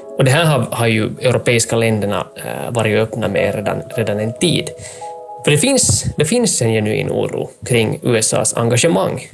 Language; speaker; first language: Swedish; native; Swedish